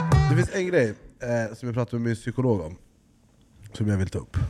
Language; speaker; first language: Swedish; native; Swedish